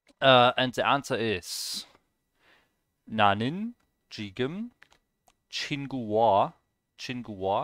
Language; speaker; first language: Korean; non-native, learner; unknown